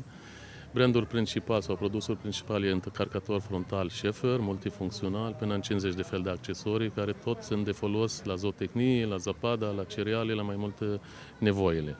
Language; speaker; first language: Romanian; non-native, fluent; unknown